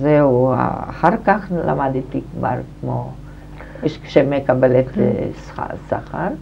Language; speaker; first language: Hebrew; non-native, fluent; German